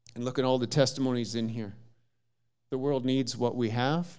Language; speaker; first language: English; native; English